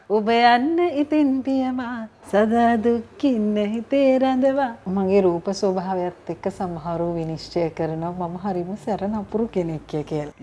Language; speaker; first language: Sinhala; native; Sinhala